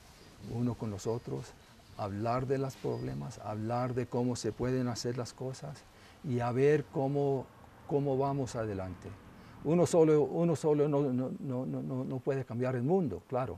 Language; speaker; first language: Spanish; non-native, local second language; English